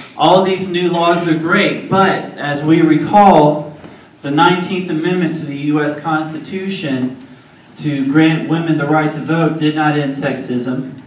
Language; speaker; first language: English; native; English